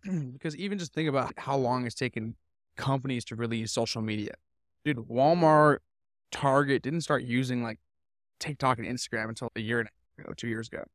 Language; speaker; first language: English; native; English